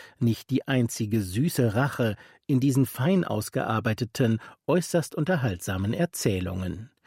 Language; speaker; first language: German; native; German